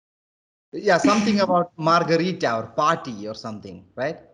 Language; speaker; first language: English; non-native, local second language; Malayalam